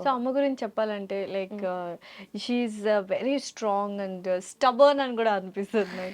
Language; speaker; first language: Telugu; native; Telugu